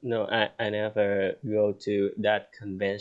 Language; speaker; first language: English; non-native, learner; Vietnamese